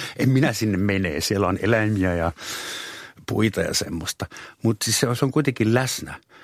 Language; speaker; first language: Finnish; non-native, fluent; German